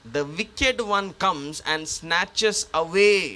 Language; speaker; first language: English; non-native, local second language; Tamil